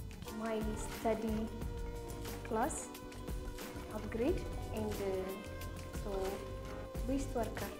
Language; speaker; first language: English; non-native, learner; Amharic